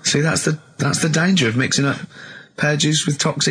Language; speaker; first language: English; native; English